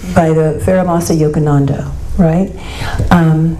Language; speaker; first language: English; native; English